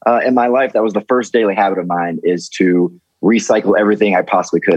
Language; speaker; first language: English; native; English